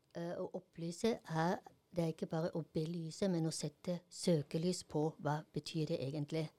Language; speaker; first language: Norwegian; non-native, fluent; German